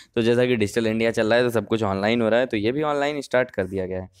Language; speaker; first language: Hindi; native; Hindi